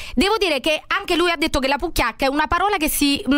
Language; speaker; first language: Italian; native; Italian